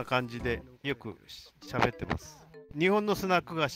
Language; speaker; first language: Japanese; native; Japanese